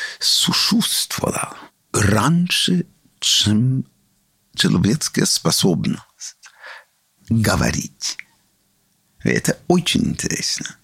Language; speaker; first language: Russian; non-native, learner; English